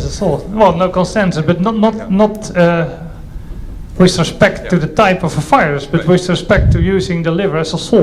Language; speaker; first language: English; non-native, fluent; Dutch